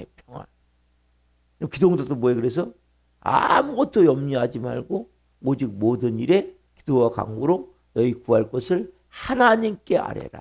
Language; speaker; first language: Korean; native; Korean